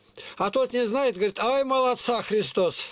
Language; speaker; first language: Russian; native; Russian